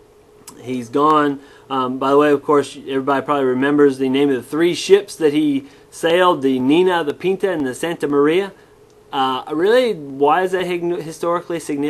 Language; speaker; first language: English; native; English